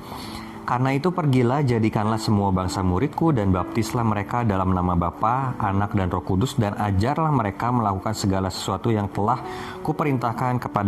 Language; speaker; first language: Indonesian; native; Indonesian